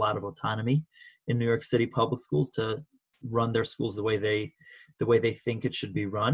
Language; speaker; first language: English; native; English